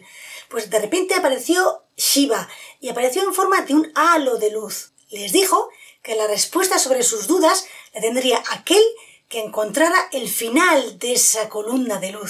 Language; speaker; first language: Spanish; native; Spanish